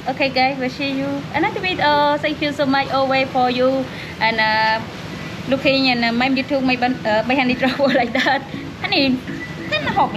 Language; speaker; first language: English; non-native, learner; Khmer